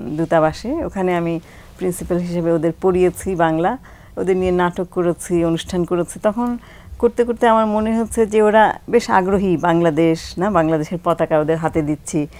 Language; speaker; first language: Bangla; native; Bangla